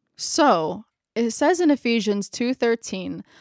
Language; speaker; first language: English; non-native, local second language; Filipino